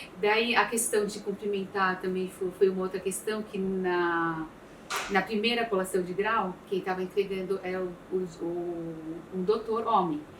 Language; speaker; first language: Portuguese; early bilingual, other home language; Arabic